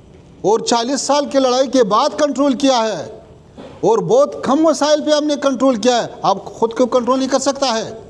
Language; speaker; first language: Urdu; non-native, learner; Pashto